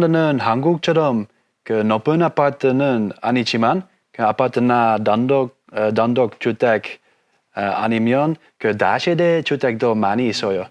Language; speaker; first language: Korean; non-native, learner; Dutch